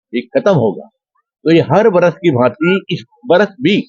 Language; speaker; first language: Hindi; native; Hindi